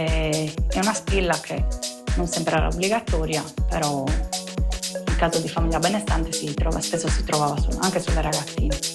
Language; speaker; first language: Italian; native; Italian